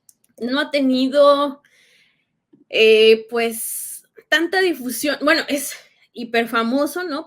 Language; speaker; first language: Spanish; native; Spanish